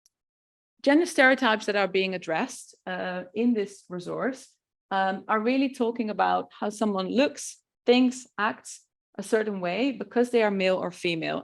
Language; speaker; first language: English; non-native, fluent; Dutch